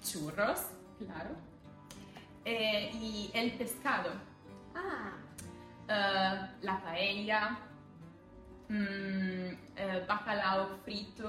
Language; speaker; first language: Spanish; non-native, fluent; Italian